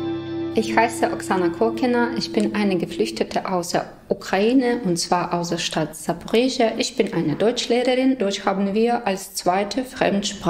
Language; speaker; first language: German; non-native, fluent; Ukrainian